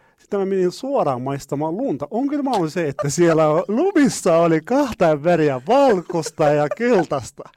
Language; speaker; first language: Finnish; non-native, fluent; Arabic